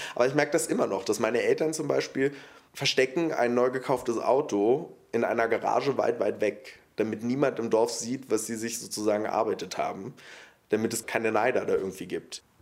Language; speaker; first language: German; early bilingual, other home language; Polish